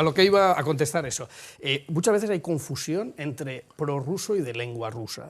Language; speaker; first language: Spanish; native; Spanish